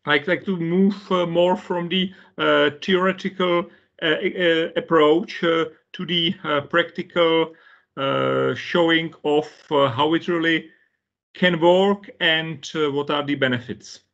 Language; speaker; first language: English; non-native, fluent; Czech